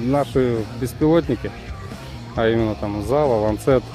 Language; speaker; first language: Russian; native; Russian